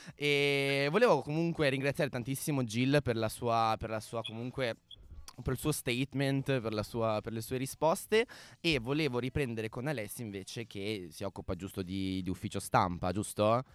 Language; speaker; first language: Italian; native; Italian